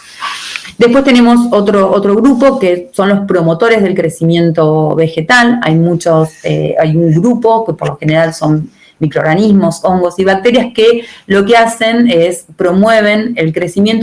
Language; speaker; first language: Spanish; native; Spanish